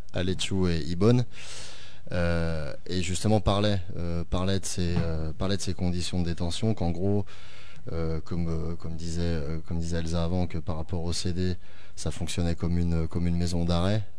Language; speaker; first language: French; native; French